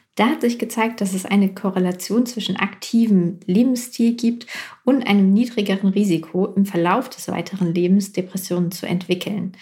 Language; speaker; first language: German; native; German